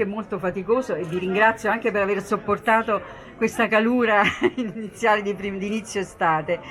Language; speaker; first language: Italian; native; Italian